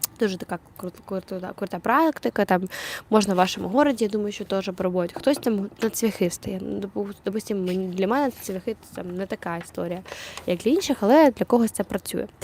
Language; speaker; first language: Ukrainian; non-native, local second language; Russian